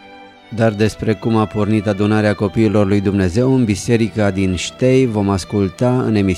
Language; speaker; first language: Romanian; native; Romanian